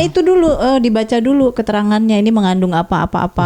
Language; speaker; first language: Indonesian; native; Indonesian